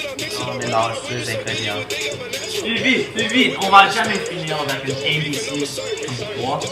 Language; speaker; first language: French; non-native, learner; English